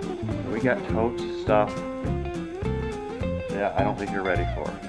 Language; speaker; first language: English; native; English